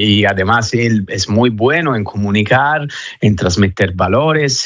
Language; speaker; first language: Spanish; non-native, fluent; Italian